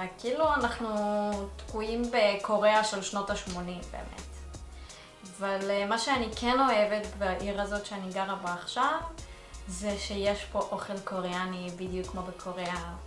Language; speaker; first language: Hebrew; early bilingual, other home language; Russian